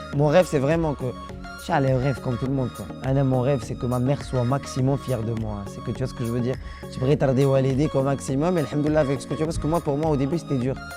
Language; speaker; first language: French; non-native, local second language; Arabic